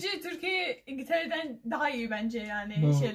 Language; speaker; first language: Turkish; non-native, learner; English